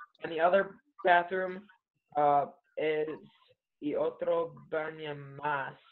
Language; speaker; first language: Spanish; non-native, learner; English